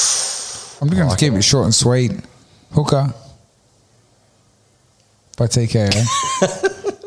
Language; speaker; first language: English; native; English